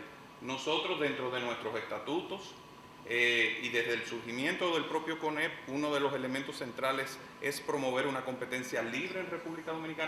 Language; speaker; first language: Spanish; native; Spanish